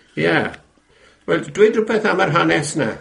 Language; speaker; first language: Welsh; native; Welsh